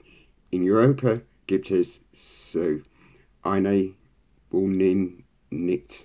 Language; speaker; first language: German; non-native, learner; English